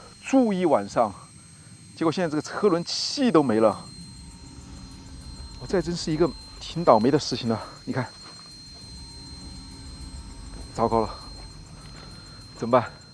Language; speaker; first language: Chinese; native; Chinese